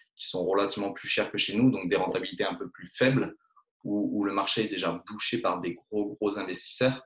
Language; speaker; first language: French; native; French